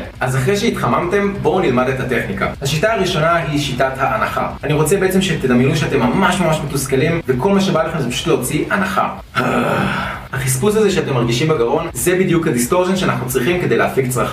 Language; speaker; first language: Hebrew; native; Hebrew